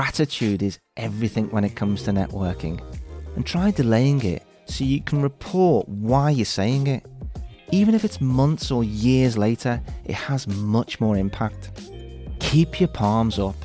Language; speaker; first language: English; native; English